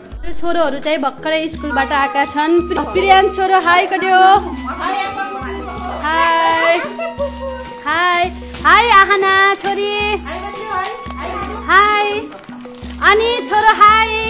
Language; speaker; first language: Nepali; non-native, local second language; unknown